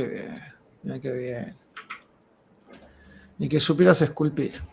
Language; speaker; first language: Spanish; native; Spanish